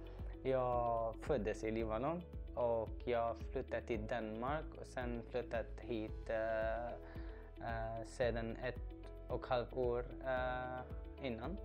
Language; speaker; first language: Swedish; non-native, learner; Arabic